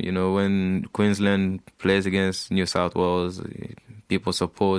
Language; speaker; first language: English; non-native, fluent; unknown